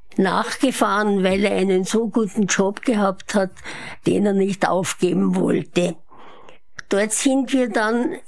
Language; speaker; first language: German; native; German